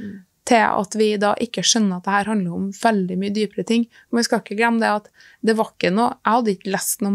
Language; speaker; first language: Norwegian; native; Norwegian